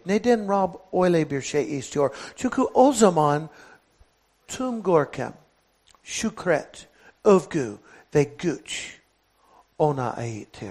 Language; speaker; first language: Turkish; non-native, fluent; English